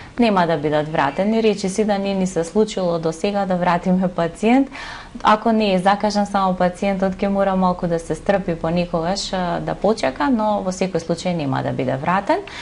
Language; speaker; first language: Macedonian; native; Macedonian